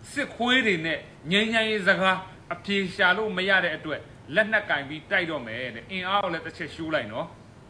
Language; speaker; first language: Burmese; native; Burmese